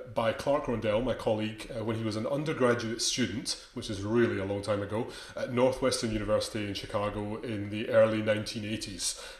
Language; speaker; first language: English; native; English